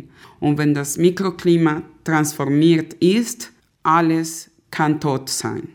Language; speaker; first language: German; non-native, fluent; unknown